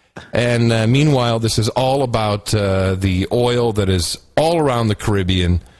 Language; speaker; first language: English; native; English